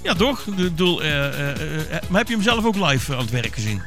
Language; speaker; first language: Dutch; native; Dutch